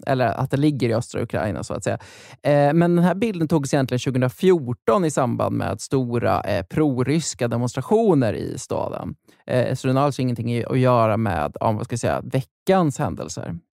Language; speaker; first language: Swedish; native; Swedish